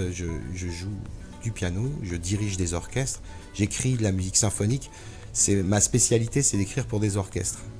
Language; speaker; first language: French; early bilingual, other home language; Arabic